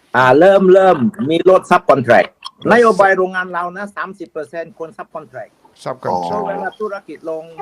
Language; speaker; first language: Thai; non-native, fluent; Malay